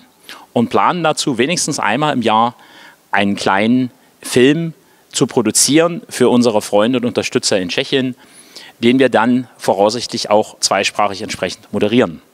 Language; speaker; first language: German; native; German